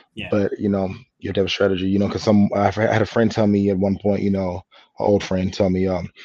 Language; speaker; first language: English; native; English